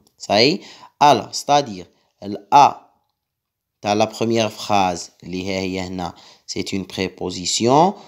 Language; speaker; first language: French; non-native, local second language; Arabic